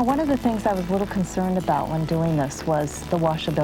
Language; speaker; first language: English; native; English